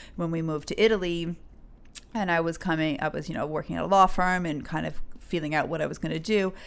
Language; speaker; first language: English; native; English